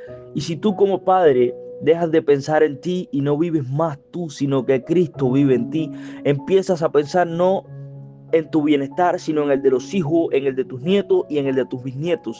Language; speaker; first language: Spanish; native; Spanish